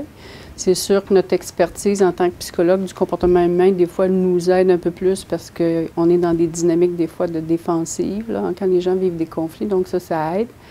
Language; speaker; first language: French; native; French